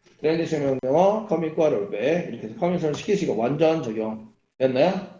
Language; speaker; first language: Korean; native; Korean